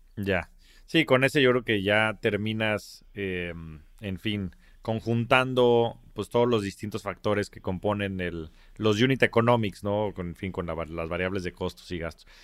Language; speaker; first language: Spanish; native; Spanish